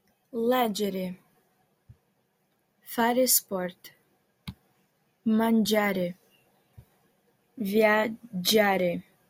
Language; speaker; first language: Italian; non-native, learner; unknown